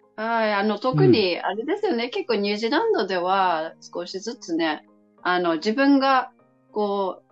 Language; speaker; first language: Japanese; non-native, fluent; English